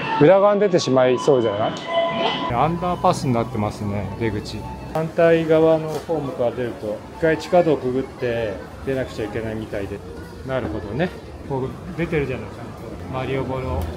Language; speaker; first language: Japanese; native; Japanese